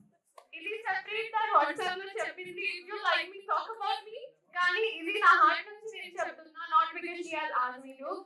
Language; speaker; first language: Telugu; non-native, learner; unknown